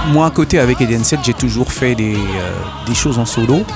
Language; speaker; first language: French; non-native, local second language; Haitian Creole